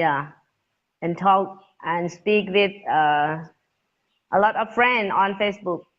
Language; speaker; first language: English; non-native, learner; Thai